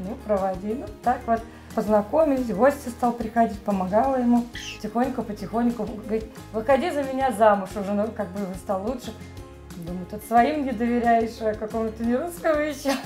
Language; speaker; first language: Russian; native; Russian